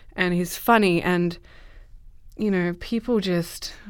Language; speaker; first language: English; native; English